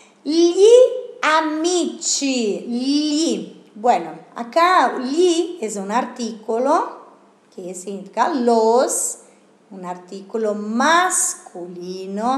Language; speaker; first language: Spanish; non-native, fluent; Portuguese